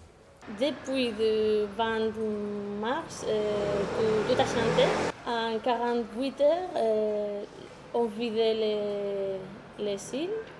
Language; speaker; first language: French; non-native, fluent; Spanish